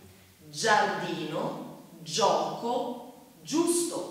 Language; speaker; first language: Italian; native; Italian